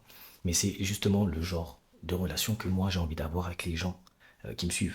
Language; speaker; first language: French; native; French